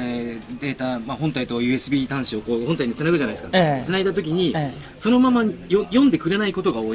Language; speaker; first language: Japanese; native; Japanese